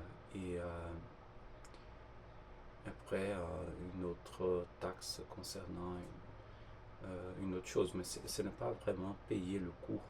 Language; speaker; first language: French; non-native, fluent; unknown